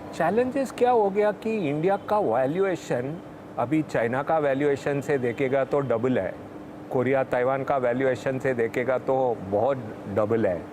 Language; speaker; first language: Hindi; non-native, local second language; Tamil